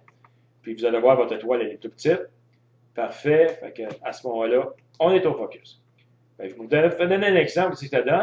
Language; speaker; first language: French; native; French